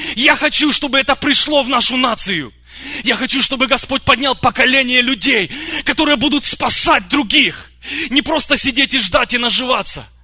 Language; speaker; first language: Russian; early bilingual, other home language; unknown